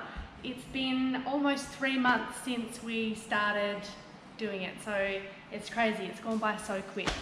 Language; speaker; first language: English; native; English